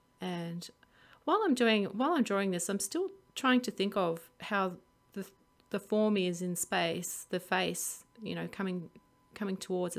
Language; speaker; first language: English; native; English